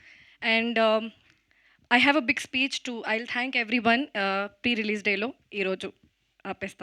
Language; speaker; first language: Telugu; non-native, fluent; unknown